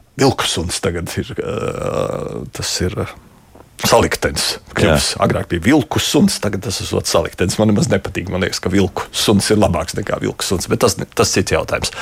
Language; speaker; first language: Latvian; native; Latvian